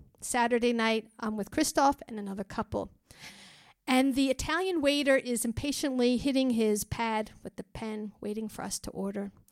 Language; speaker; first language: English; native; English